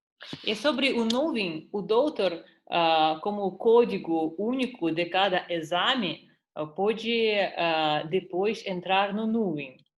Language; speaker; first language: Portuguese; non-native, fluent; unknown